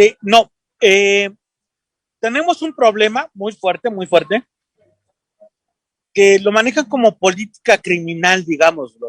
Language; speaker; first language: Spanish; native; Spanish